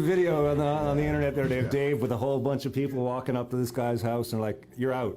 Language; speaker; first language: English; native; English